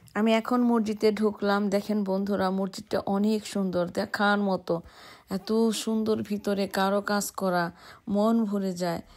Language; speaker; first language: Bangla; early bilingual, heritage; Bangla